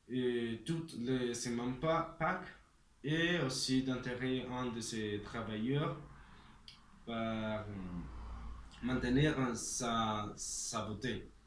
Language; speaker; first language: French; non-native, learner; Spanish